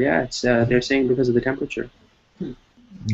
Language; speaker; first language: English; non-native, fluent; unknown